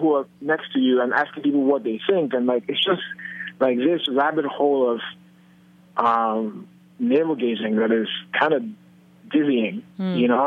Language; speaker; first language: English; non-native, local second language; Yoruba